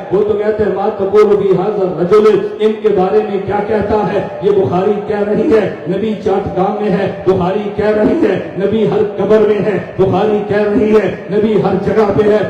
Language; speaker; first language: Urdu; non-native, local second language; Punjabi